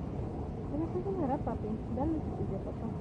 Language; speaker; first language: Spanish; native; Spanish